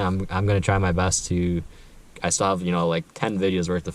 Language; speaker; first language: English; native; English